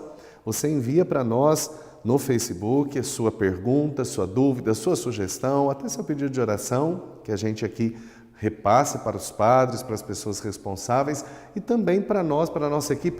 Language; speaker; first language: Portuguese; native; Portuguese